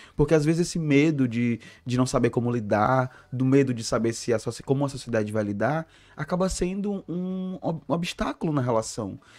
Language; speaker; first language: Portuguese; native; Portuguese